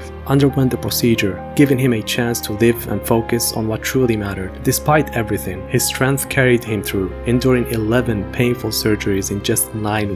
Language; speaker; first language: English; native; English